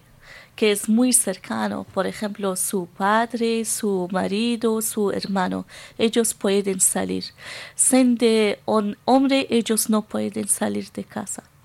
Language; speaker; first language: Spanish; non-native, learner; Persian